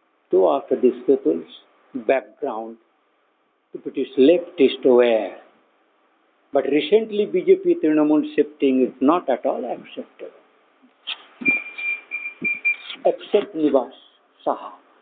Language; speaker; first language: English; non-native, local second language; Bangla